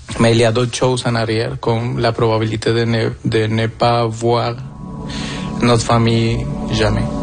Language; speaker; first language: French; non-native, fluent; Spanish